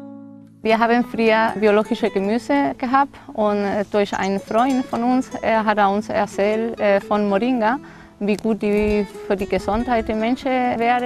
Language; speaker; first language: German; non-native, fluent; Spanish